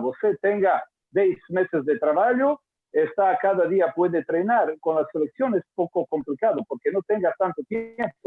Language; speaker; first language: Portuguese; non-native, learner; Croatian